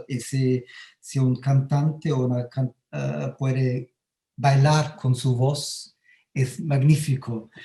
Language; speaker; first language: Spanish; non-native, fluent; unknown